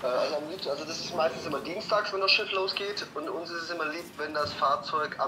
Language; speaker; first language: German; native; German